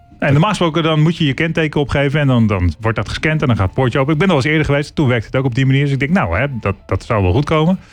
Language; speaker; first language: Dutch; native; Dutch